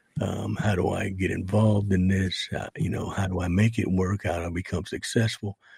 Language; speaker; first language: English; native; English